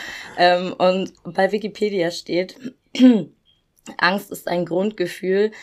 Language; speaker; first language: German; native; German